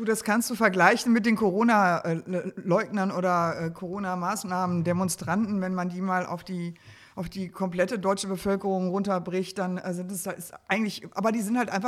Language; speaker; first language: German; native; German